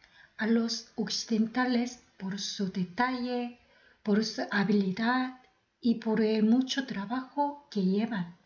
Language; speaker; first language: Spanish; non-native, fluent; Korean